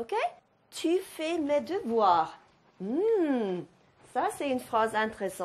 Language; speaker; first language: French; non-native, fluent; Norwegian